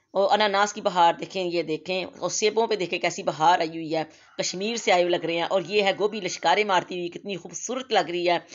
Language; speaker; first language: Urdu; non-native, local second language; Punjabi